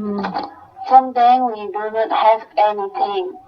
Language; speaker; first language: English; non-native, learner; Indonesian